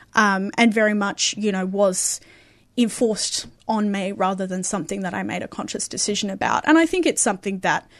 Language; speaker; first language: English; native; English